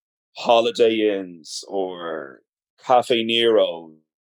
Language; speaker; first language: English; native; English